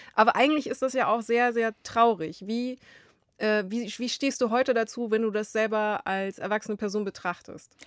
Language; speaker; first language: German; native; German